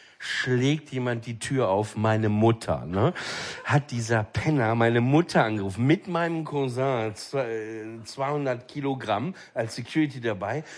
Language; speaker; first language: German; native; German